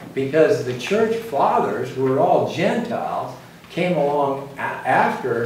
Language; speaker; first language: English; native; English